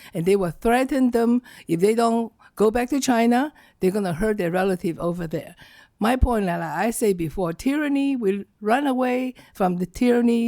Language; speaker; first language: English; non-native, learner; Chinese